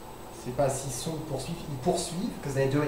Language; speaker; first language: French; non-native, fluent; English